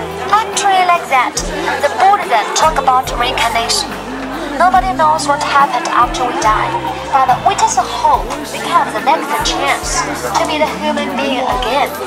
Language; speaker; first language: English; non-native, fluent; Chinese